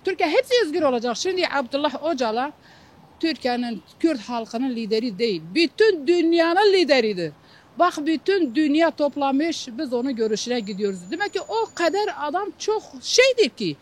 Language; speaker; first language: Turkish; non-native, local second language; Kurdish